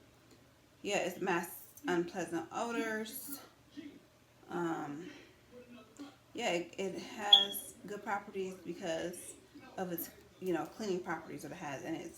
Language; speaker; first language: English; native; English